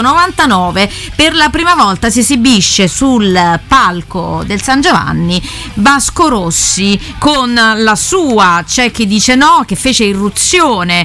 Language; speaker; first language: Italian; native; Italian